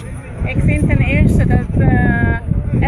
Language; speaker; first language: Dutch; non-native, fluent; Polish